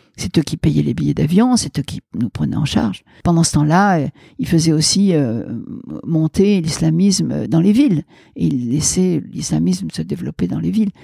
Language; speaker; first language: French; native; French